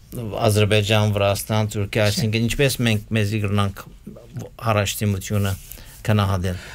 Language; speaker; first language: Armenian; early bilingual, heritage; Armenian